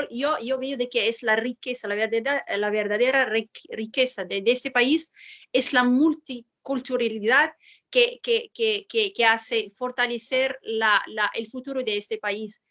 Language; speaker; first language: Spanish; non-native, fluent; Arabic